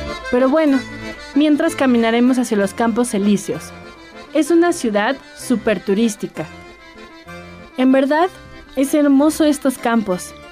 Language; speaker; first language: Spanish; native; Spanish